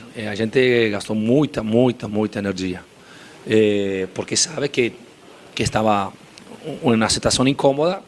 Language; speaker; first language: Portuguese; non-native, fluent; Spanish